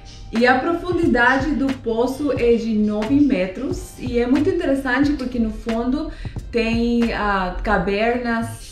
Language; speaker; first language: Portuguese; non-native, fluent; Spanish